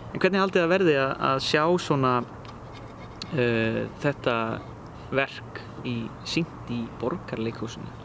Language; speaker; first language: Icelandic; native; Icelandic